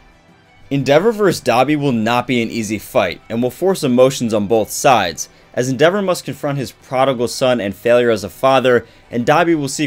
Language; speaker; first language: English; native; English